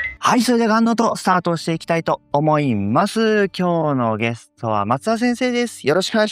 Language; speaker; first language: Japanese; native; Japanese